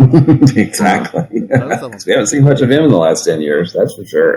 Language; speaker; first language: English; native; English